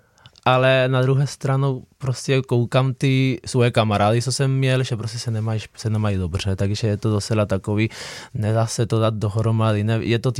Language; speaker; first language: Czech; non-native, fluent; Spanish